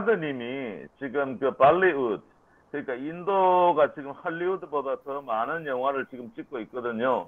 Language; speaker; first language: Korean; native; Korean